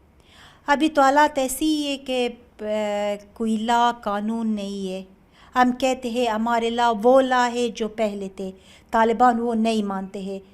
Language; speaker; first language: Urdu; non-native, learner; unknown